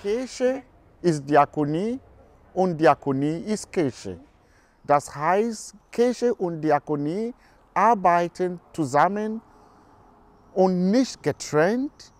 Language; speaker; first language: German; non-native, fluent; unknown